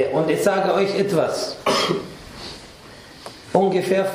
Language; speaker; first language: German; non-native, fluent; Arabic